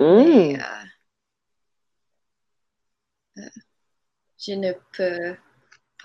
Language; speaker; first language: French; non-native, learner; English